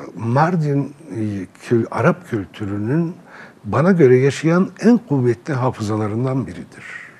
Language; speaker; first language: Turkish; non-native, local second language; Arabic